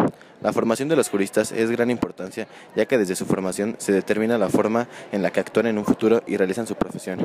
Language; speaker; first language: Spanish; native; Spanish